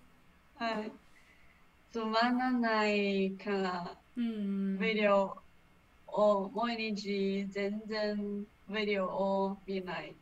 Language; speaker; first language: Japanese; non-native, learner; English